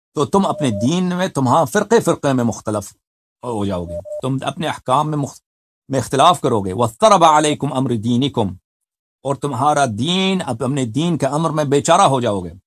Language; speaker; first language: Urdu; non-native, fluent; Persian